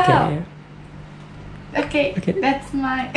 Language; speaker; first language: English; non-native, fluent; Italian